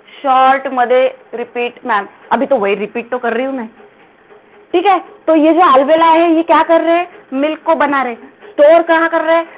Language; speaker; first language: Hindi; non-native, local second language; Marathi